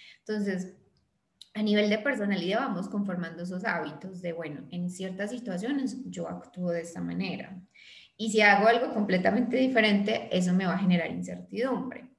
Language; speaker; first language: Spanish; native; Spanish